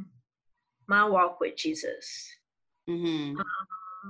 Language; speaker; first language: English; non-native, fluent; Portuguese